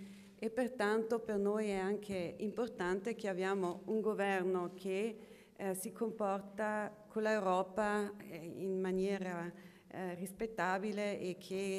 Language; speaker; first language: Italian; non-native, local second language; German